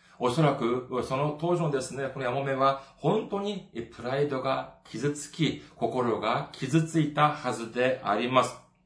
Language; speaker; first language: Japanese; non-native, fluent; Korean